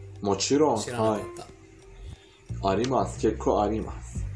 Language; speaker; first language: Japanese; non-native, fluent; Persian